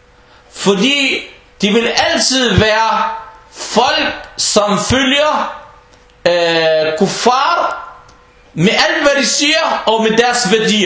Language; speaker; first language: Danish; early bilingual, other home language; Arabic